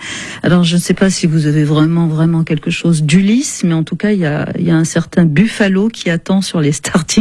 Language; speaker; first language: French; native; French